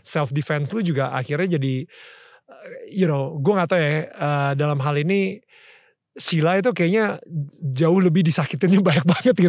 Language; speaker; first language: Indonesian; native; Indonesian